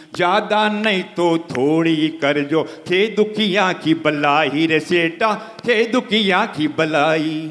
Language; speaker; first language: Hindi; native; Hindi